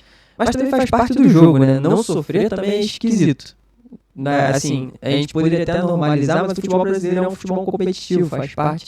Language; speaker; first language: Portuguese; native; Portuguese